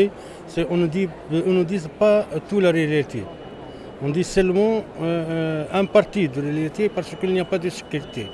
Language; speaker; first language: French; non-native, learner; Arabic